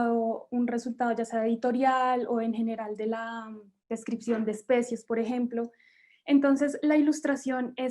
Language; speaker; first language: Spanish; native; Spanish